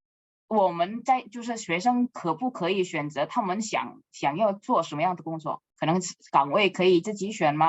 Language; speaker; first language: Chinese; non-native, fluent; Indonesian